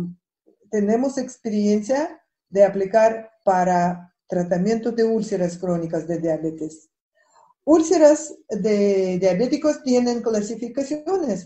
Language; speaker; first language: Spanish; non-native, fluent; Russian